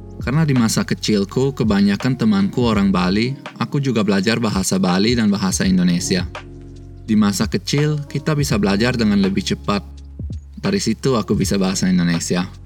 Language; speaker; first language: Indonesian; early bilingual, other home language; Swiss German